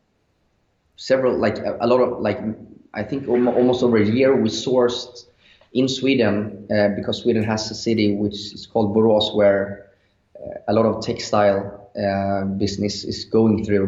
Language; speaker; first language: English; non-native, fluent; Swedish